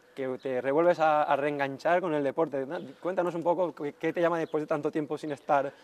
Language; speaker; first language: Spanish; non-native, local second language; Catalan